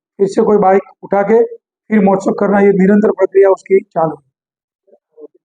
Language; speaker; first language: Hindi; non-native, local second language; Gujarati